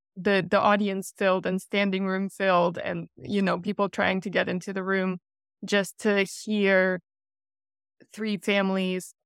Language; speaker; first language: English; non-native, fluent; Russian